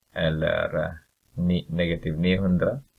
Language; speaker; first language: Swedish; non-native, fluent; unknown